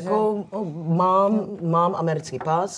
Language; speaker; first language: Czech; non-native, fluent; English